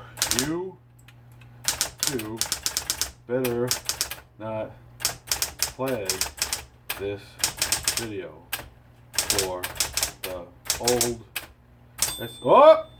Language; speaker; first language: English; native; English